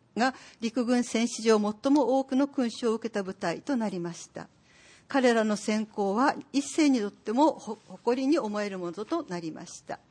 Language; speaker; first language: Japanese; native; Japanese